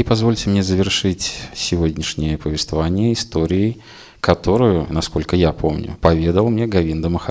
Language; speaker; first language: Russian; native; Russian